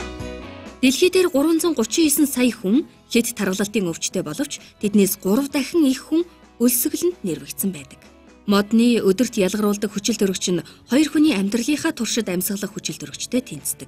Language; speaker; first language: Mongolian; native; Mongolian